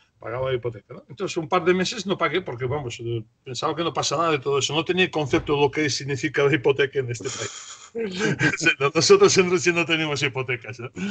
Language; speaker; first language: Spanish; non-native, fluent; Russian